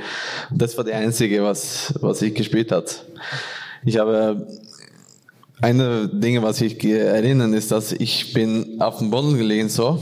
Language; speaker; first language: German; non-native, fluent; Norwegian